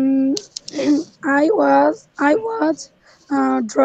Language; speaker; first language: English; non-native, learner; Bangla